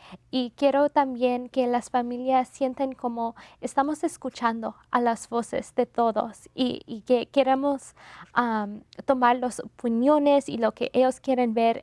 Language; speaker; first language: Spanish; non-native, fluent; English